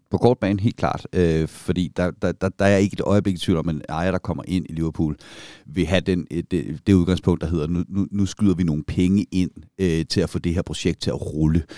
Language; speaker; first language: Danish; native; Danish